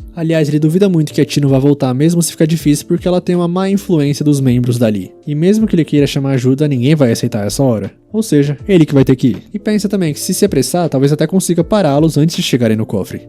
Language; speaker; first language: Portuguese; native; Portuguese